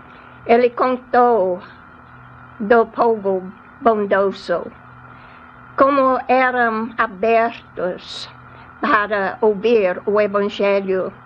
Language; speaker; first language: Portuguese; non-native, fluent; English